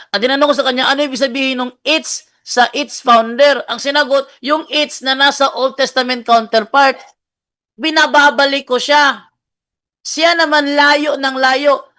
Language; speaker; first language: Filipino; non-native, local second language; Cebuano